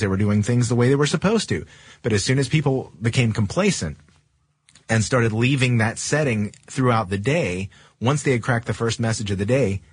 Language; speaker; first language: English; native; English